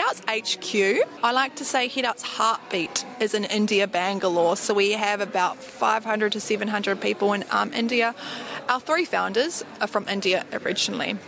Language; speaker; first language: English; native; English